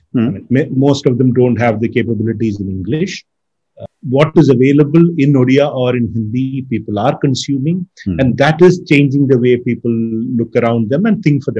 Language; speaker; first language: English; non-native, local second language; Malayalam